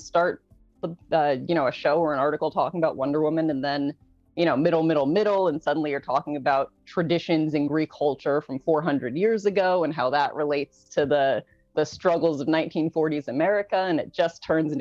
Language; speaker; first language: English; native; English